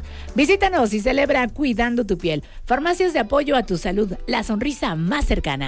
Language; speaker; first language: Spanish; native; Spanish